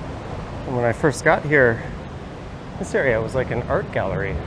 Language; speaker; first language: English; native; English